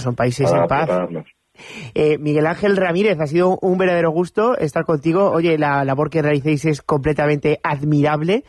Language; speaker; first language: Spanish; native; Spanish